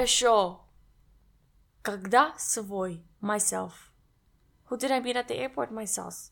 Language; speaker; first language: Russian; non-native, learner; English